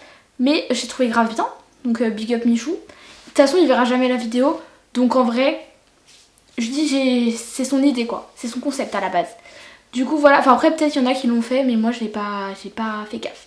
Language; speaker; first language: French; native; French